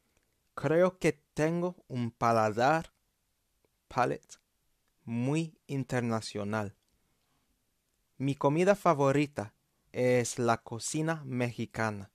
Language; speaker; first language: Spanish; non-native, fluent; English